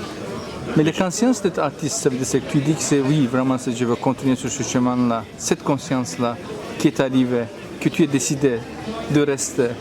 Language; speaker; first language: French; non-native, fluent; Turkish